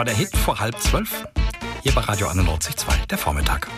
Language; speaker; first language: German; native; German